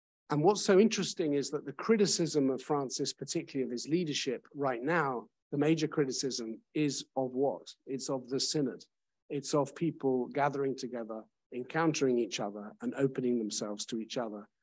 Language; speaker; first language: English; native; English